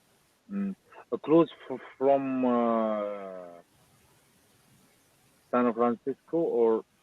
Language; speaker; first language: English; non-native, learner; Arabic